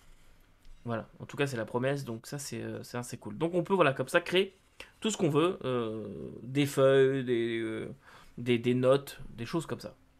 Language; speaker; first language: French; native; French